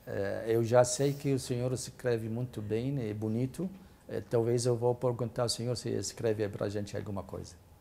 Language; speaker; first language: Portuguese; non-native, fluent; Arabic